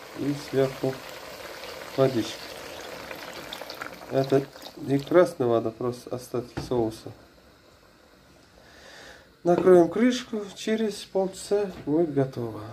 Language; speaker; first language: Russian; non-native, fluent; Uzbek